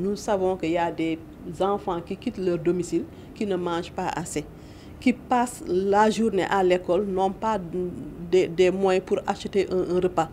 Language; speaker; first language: French; non-native, local second language; Wolof